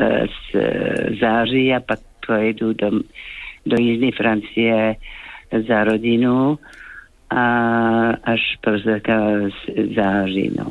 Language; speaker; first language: Czech; non-native, fluent; French